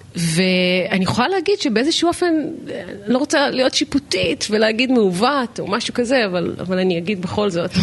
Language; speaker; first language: Hebrew; native; Hebrew